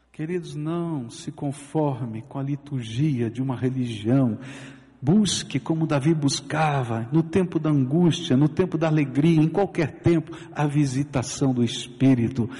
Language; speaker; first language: Portuguese; native; Portuguese